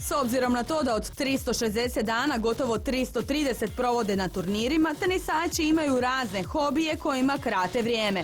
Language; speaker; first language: Croatian; native; Croatian